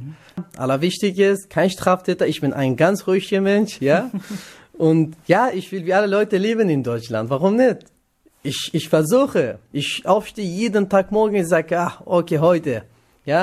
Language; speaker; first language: German; non-native, learner; Kurdish